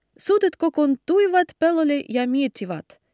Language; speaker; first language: Finnish; non-native, learner; Ukrainian